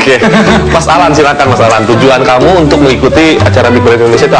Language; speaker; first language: Indonesian; native; Indonesian